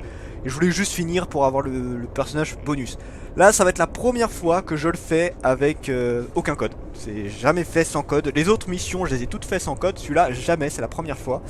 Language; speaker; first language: French; native; French